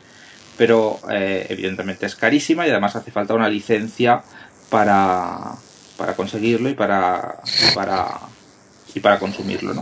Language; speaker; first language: Spanish; native; Spanish